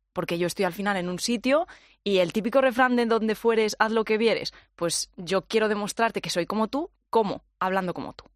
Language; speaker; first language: Spanish; native; Spanish